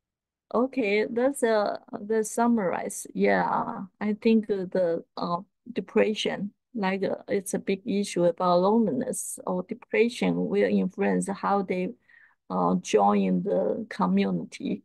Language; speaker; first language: English; non-native, fluent; Chinese